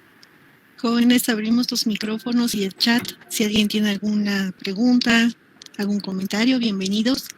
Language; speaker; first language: Spanish; native; Spanish